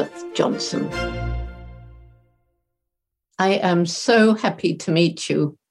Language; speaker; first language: English; native; English